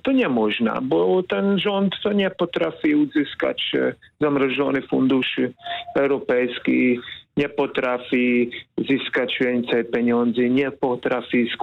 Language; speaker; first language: Polish; non-native, fluent; Hungarian